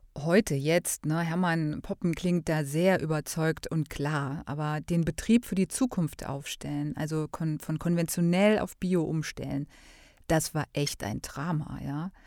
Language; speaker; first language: German; native; German